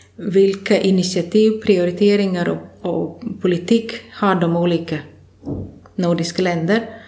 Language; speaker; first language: Swedish; non-native, fluent; Latvian